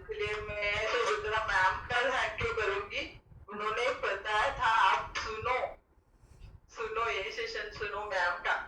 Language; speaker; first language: Hindi; non-native, local second language; Marathi